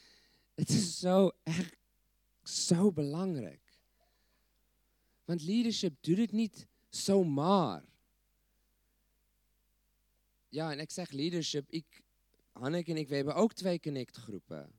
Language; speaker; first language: Dutch; non-native, fluent; English